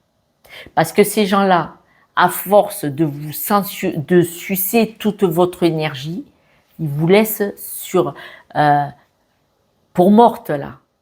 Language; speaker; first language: French; native; French